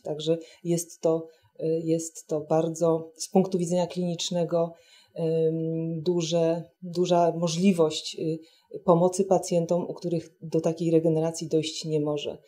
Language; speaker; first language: Polish; native; Polish